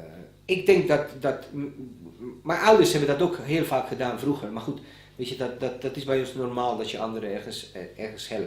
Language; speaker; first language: Dutch; non-native, fluent; Bosnian